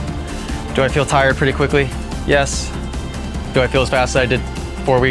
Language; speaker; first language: English; native; English